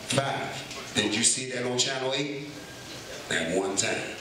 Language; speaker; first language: English; native; English